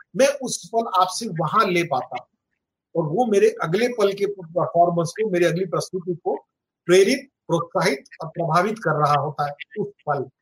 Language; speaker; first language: Hindi; non-native, local second language; Marathi